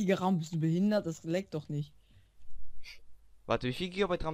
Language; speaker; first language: German; native; German